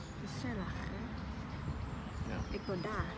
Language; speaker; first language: Dutch; non-native, learner; Vietnamese